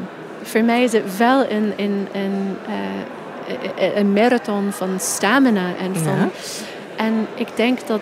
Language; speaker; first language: Dutch; non-native, fluent; English